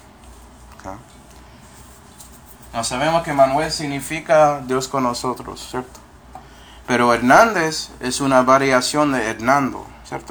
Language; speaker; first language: Spanish; non-native, fluent; English